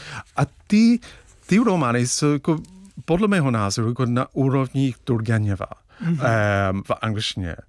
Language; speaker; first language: Czech; non-native, fluent; English